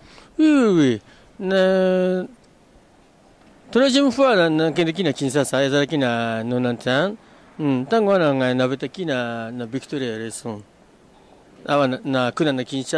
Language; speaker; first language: Lingala; non-native, fluent; Japanese